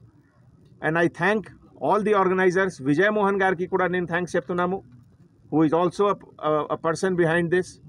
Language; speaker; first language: Telugu; non-native, fluent; Hindi